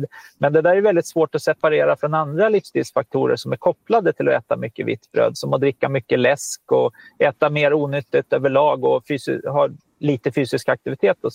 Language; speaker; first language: Swedish; native; Swedish